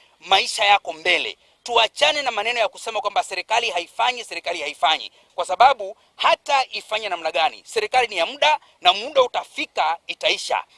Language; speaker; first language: Swahili; native; Swahili